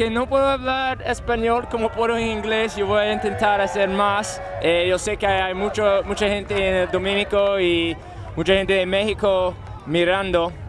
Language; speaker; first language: Spanish; non-native, learner; English